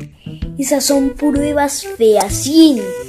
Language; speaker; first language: Spanish; native; Spanish